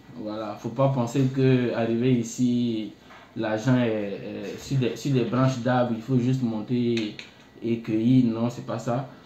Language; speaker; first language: French; non-native, local second language; Baoulé